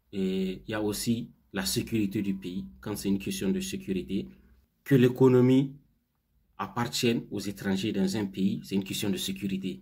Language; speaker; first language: French; non-native, local second language; Hausa